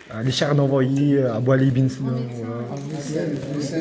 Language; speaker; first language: French; non-native, learner; Uzbek